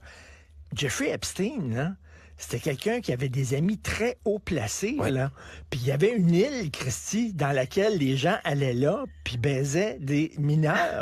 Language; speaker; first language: French; native; French